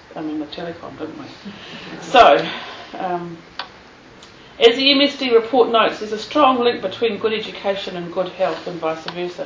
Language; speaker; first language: English; native; English